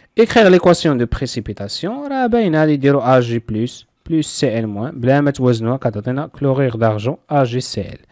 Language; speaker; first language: French; non-native, local second language; Arabic